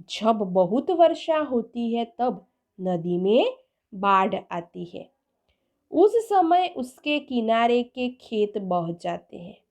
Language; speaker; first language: Hindi; non-native, local second language; Gujarati